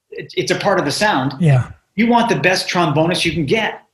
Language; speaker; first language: English; native; English